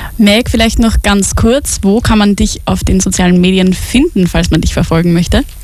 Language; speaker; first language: German; native; German